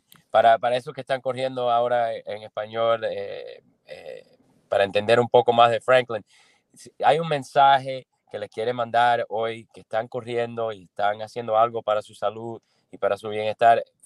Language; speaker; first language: Spanish; non-native, fluent; English